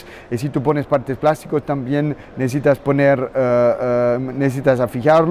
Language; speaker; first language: Spanish; non-native, learner; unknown